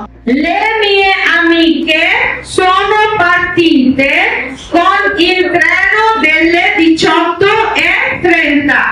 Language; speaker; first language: Italian; non-native, fluent; Bangla